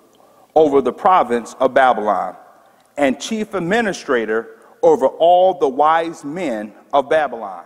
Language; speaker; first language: English; native; English